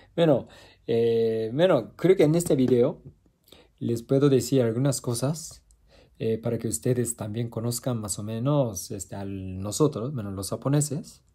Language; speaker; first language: Spanish; non-native, fluent; Japanese